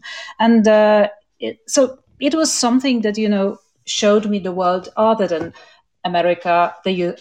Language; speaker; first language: English; non-native, fluent; Polish